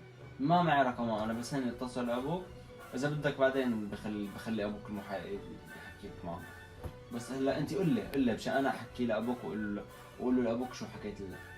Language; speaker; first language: Arabic; native; Arabic